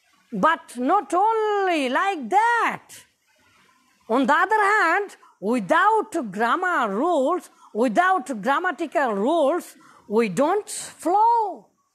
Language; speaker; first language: English; non-native, local second language; Bangla